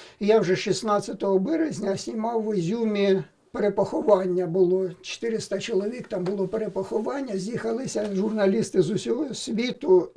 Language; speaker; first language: Ukrainian; native; Ukrainian